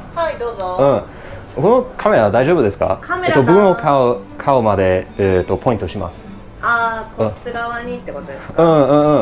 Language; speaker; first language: Japanese; non-native, learner; English